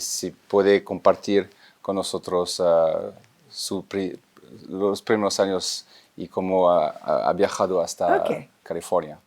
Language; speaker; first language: Spanish; non-native, fluent; French